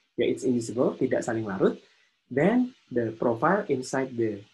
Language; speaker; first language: English; non-native, fluent; Indonesian